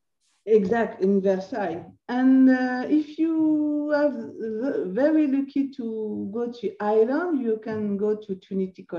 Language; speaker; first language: English; non-native, learner; French